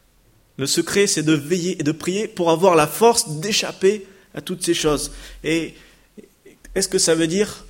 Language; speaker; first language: French; native; French